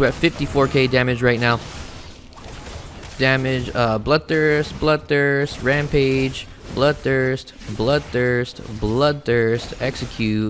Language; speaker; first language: English; native; English